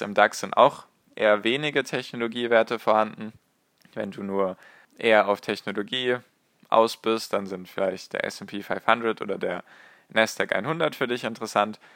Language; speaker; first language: German; native; German